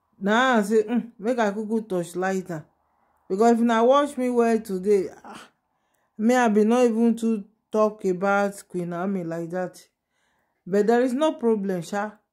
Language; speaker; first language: Nigerian Pidgin; non-native, local second language; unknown